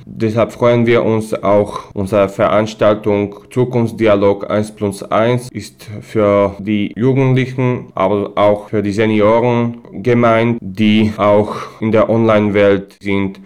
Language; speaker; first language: German; non-native, fluent; Slovak